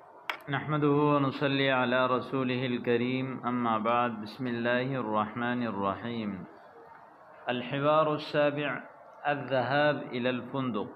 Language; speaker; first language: Arabic; non-native, fluent; Urdu